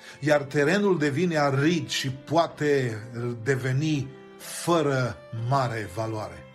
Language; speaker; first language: Romanian; native; Romanian